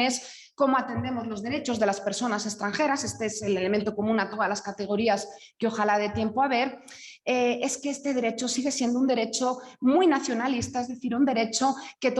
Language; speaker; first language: Spanish; native; Spanish